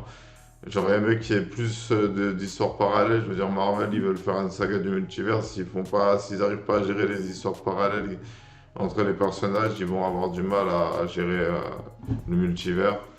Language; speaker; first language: French; native; French